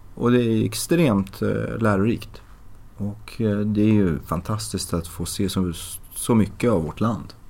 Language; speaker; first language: Swedish; early bilingual, other home language; Persian